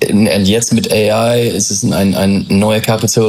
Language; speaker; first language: German; non-native, fluent; English